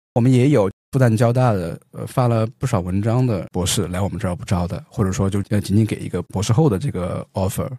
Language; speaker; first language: Chinese; native; Chinese